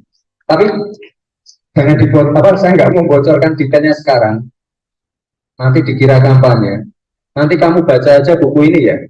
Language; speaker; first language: Indonesian; native; Indonesian